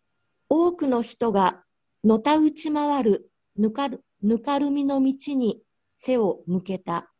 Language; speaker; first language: Japanese; native; Japanese